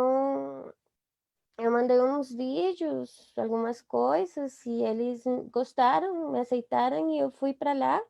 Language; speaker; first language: Portuguese; non-native, fluent; Spanish